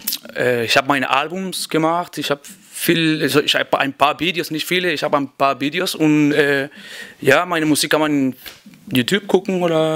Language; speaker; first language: German; non-native, fluent; Spanish